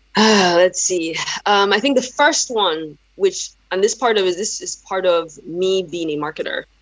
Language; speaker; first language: English; non-native, local second language; Yoruba